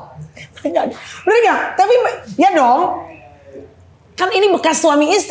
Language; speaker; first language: Indonesian; native; Indonesian